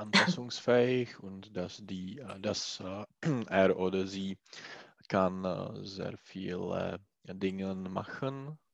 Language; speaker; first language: German; non-native, learner; Czech